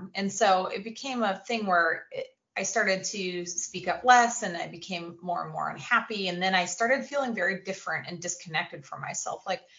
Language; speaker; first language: English; native; English